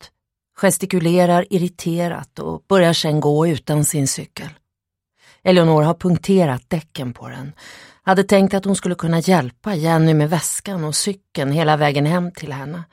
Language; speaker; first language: Swedish; native; Swedish